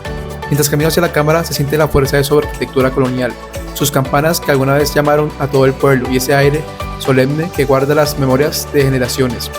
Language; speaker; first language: Spanish; native; Spanish